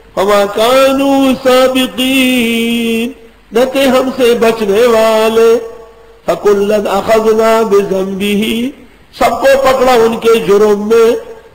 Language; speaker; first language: Urdu; non-native, local second language; Pashto